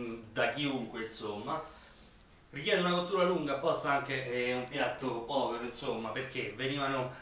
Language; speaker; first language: Italian; native; Italian